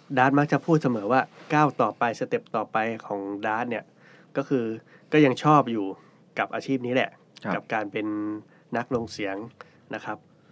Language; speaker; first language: Thai; native; Thai